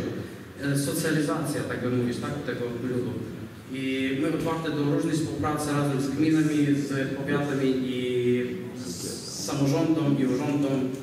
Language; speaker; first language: Polish; non-native, learner; Ukrainian